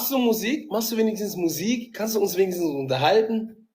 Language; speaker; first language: German; native; German